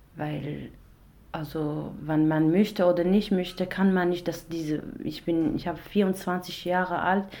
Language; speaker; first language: German; non-native, fluent; Arabic